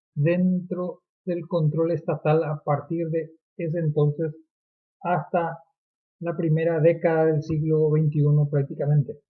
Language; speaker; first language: Spanish; native; Spanish